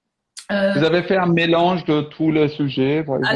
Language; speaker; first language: French; non-native, fluent; Persian